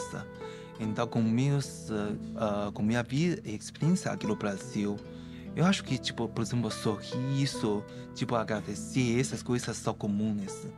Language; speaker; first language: Portuguese; non-native, fluent; Chinese